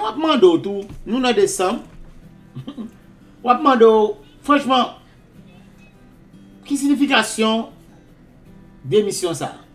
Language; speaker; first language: Haitian Creole; native; Haitian Creole